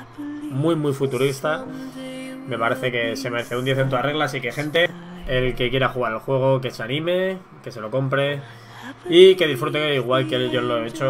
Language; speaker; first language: Spanish; native; Spanish